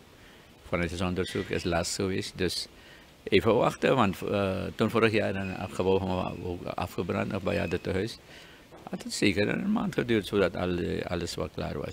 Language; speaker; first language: Dutch; native; Dutch